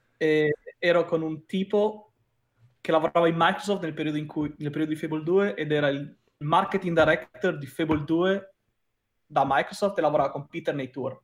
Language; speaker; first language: Italian; native; Italian